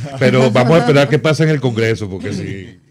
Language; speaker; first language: Spanish; native; Spanish